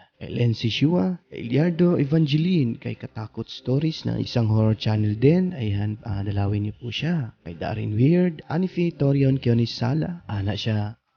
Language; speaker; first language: Filipino; non-native, local second language; Cebuano